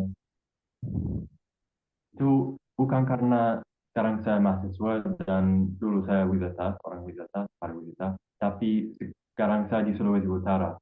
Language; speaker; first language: Indonesian; non-native, fluent; English